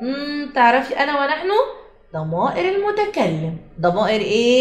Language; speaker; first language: Arabic; native; Arabic